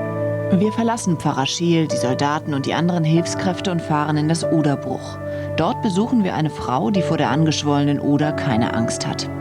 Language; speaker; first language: German; native; German